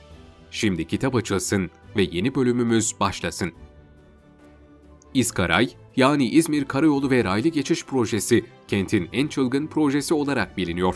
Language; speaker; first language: Turkish; native; Turkish